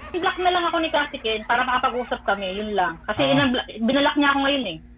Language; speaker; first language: Filipino; native; Filipino